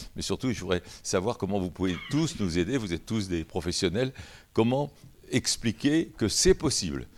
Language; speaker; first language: French; native; French